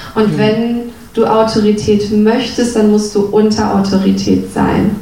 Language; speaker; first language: German; native; German